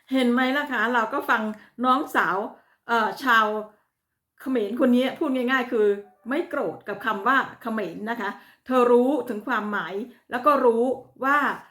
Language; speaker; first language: Thai; native; Thai